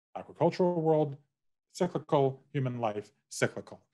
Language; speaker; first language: English; native; English